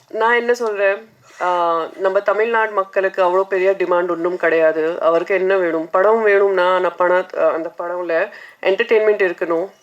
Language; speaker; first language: Tamil; non-native, fluent; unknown